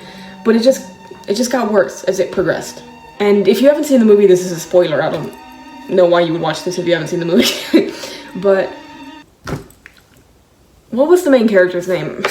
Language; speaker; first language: English; native; English